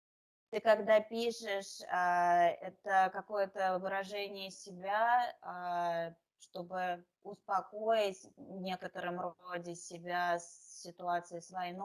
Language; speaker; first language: Russian; native; Russian